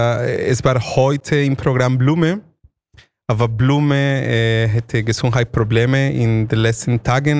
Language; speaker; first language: German; non-native, fluent; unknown